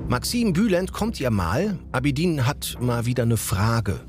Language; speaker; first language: German; native; German